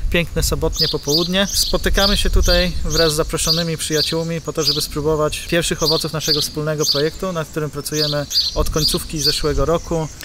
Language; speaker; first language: Polish; native; Polish